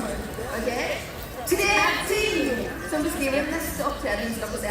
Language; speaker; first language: Norwegian; native; Norwegian